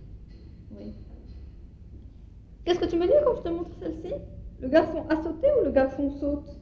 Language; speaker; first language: French; native; French